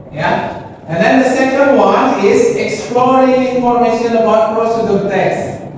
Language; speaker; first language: English; non-native, learner; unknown